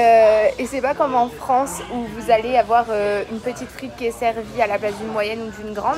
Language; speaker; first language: French; native; French